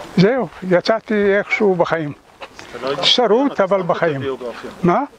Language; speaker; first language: Hebrew; early bilingual, other home language; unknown